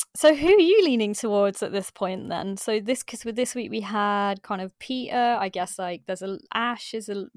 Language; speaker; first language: English; native; English